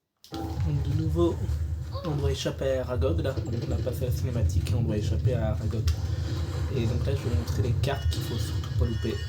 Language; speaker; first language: French; native; French